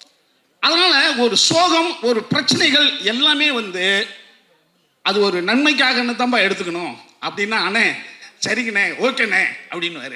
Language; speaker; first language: Tamil; native; Tamil